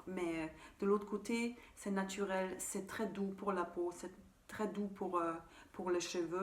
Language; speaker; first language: French; non-native, fluent; German